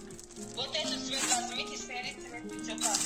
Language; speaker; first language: Russian; non-native, learner; Tajik